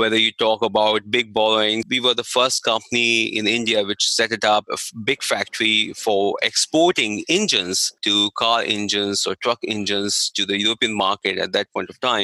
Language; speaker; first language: English; non-native, local second language; Hindi